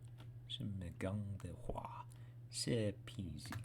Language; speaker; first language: Chinese; non-native, learner; English